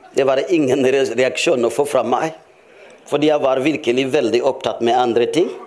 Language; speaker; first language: Norwegian; non-native, fluent; Rundi